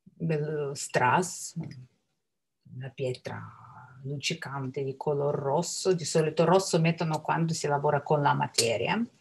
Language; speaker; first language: Italian; non-native, fluent; Russian